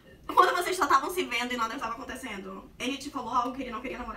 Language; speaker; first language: Portuguese; native; Portuguese